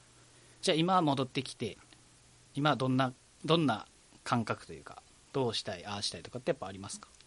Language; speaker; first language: Japanese; native; Japanese